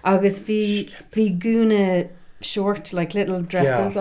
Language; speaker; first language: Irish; non-native, local second language; English